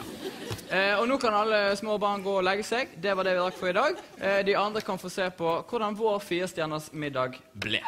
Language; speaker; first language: Norwegian; native; Norwegian